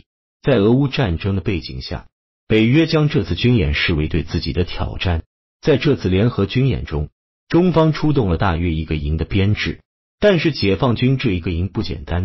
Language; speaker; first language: Chinese; native; Chinese